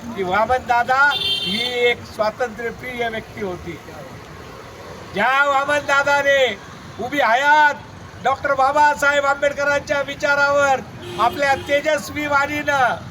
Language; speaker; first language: Marathi; native; Marathi